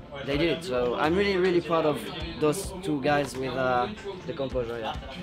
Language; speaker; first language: English; non-native, fluent; French